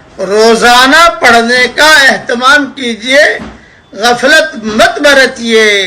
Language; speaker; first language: Urdu; native; Urdu